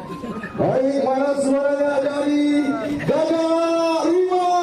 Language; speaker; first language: Indonesian; native; Indonesian